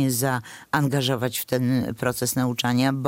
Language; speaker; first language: Polish; native; Polish